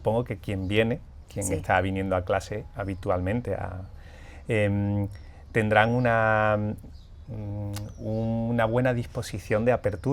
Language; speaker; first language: Spanish; native; Spanish